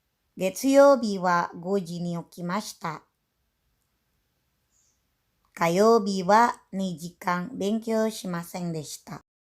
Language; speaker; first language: Japanese; non-native, fluent; Indonesian